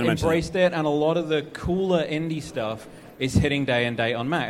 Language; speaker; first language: English; native; English